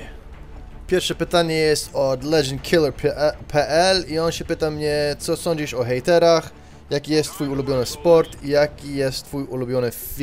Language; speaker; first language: Polish; early bilingual, heritage; Polish